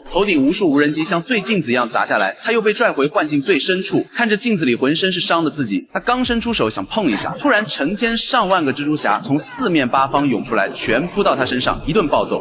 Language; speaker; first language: Chinese; native; Chinese